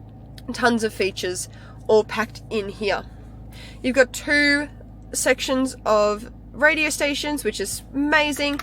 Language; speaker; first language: English; native; English